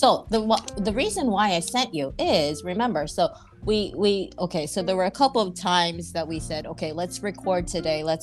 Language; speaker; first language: English; non-native, fluent; Japanese